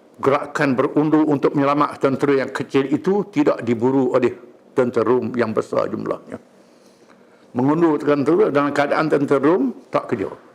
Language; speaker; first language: Malay; native; Malay